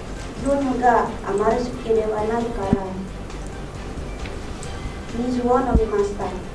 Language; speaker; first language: Japanese; non-native, learner; Indonesian